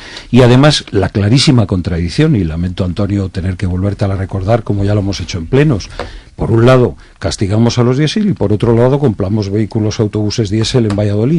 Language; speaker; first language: Spanish; native; Spanish